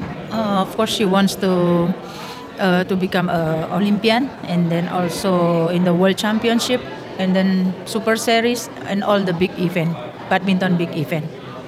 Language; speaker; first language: English; non-native, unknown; Indonesian